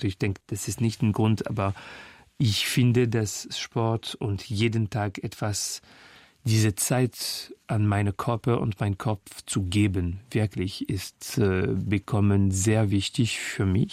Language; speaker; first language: German; non-native, fluent; French